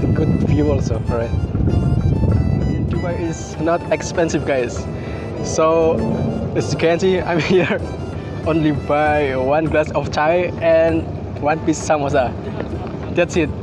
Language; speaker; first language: English; non-native, learner; Indonesian